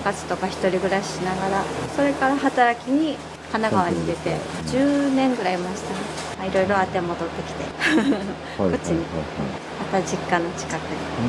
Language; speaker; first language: Japanese; native; Japanese